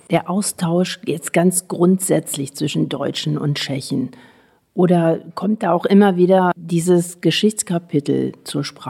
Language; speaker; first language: German; native; German